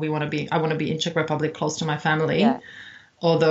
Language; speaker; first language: English; non-native, fluent; Czech